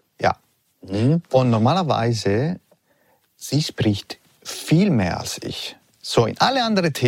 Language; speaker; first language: German; non-native, learner; Italian